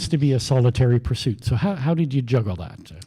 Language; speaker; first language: English; native; English